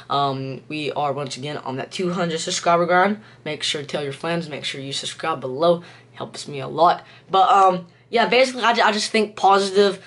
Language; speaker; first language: English; native; English